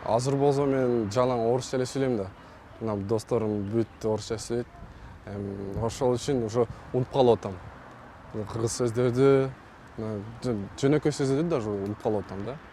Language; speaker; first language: Kyrgyz; non-native, local second language; Russian